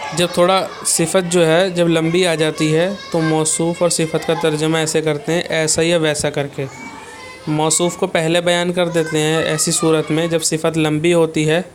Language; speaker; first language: Urdu; native; Urdu